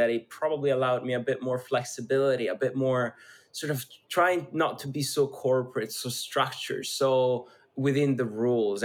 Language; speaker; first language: English; non-native, fluent; Italian